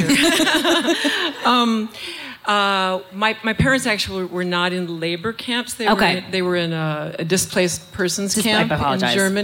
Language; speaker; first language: English; native; English